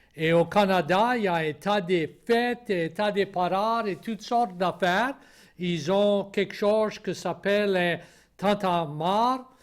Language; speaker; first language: French; native; French